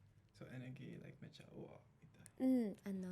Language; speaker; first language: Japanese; non-native, learner; English